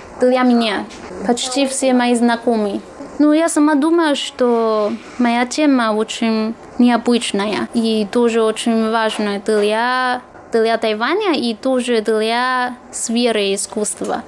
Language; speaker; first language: Russian; non-native, fluent; Chinese